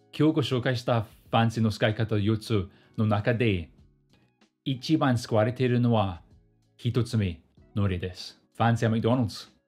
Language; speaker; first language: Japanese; non-native, fluent; English